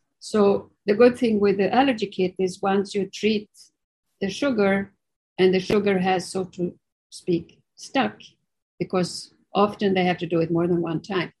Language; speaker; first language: English; non-native, fluent; Swedish